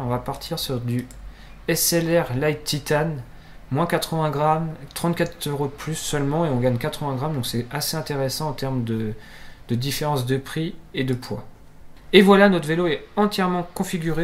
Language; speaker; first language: French; native; French